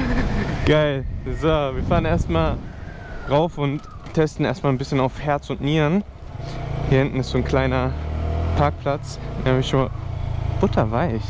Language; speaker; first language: German; native; German